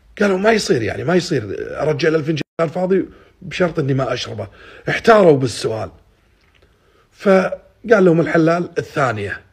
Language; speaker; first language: Arabic; native; Arabic